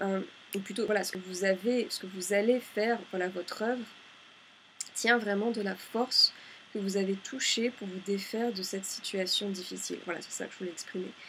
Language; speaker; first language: French; native; French